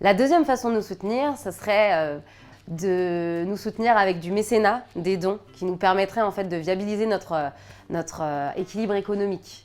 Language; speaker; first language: French; native; French